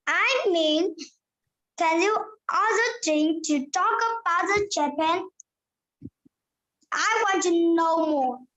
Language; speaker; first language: English; non-native, learner; Vietnamese